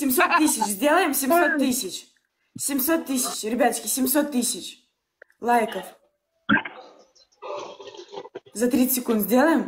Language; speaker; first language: Russian; native; Russian